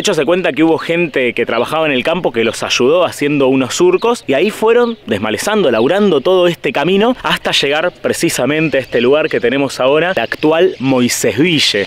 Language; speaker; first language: Spanish; native; Spanish